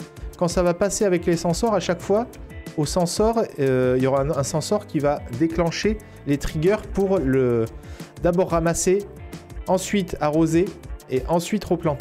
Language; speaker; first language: French; native; French